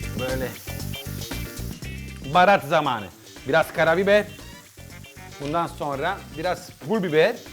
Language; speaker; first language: Turkish; non-native, learner; Italian